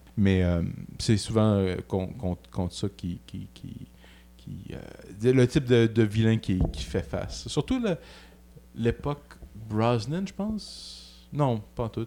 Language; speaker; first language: French; native; French